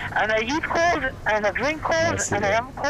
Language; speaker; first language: English; non-native, learner; French